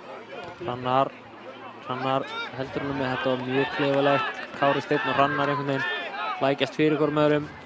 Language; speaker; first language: Icelandic; native; Icelandic